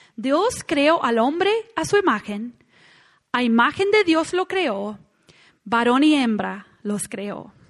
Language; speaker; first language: Spanish; non-native, fluent; English